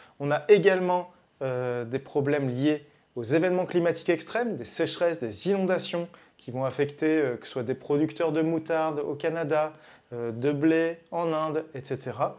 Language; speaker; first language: French; native; French